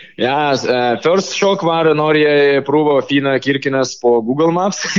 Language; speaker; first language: Norwegian; non-native, learner; Lithuanian